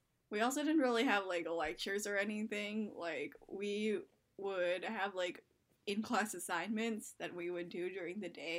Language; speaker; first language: English; native; English